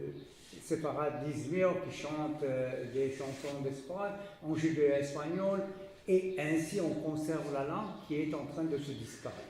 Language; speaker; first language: French; non-native, fluent; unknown